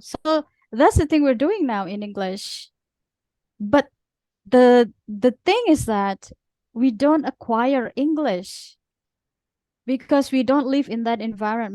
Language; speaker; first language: English; non-native, fluent; Indonesian